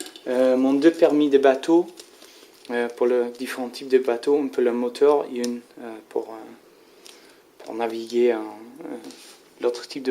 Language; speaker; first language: French; non-native, learner; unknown